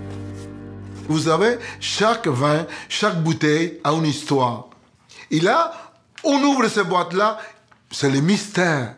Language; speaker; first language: French; non-native, fluent; Spanish